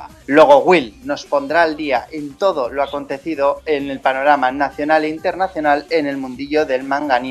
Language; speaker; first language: Spanish; native; Spanish